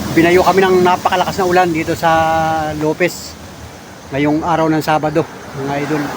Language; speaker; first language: Filipino; native; Filipino